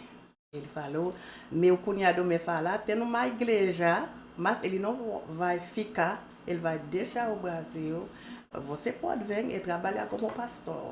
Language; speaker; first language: Portuguese; non-native, learner; Haitian Creole